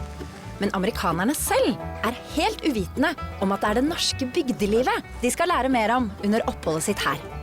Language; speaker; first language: Norwegian; native; Norwegian